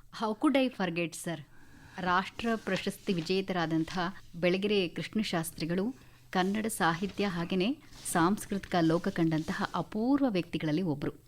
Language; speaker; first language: Kannada; native; Kannada